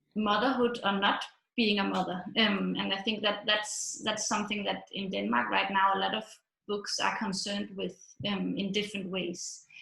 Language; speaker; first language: English; non-native, fluent; Danish